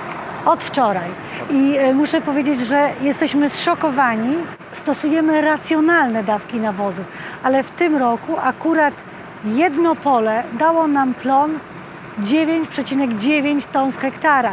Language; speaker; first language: Polish; native; Polish